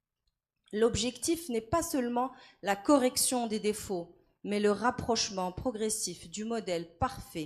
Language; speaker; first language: French; non-native, local second language; Arabic